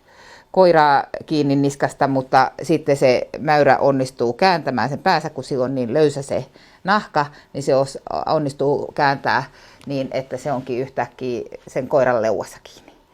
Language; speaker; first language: Finnish; native; Finnish